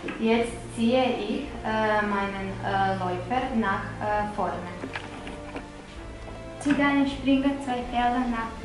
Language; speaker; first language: German; non-native, learner; Croatian